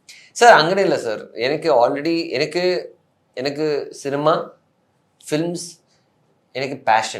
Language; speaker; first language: Malayalam; non-native, learner; Tamil